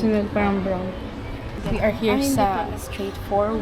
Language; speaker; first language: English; non-native, local second language; Filipino